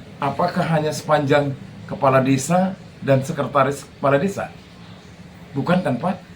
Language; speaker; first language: Indonesian; native; Indonesian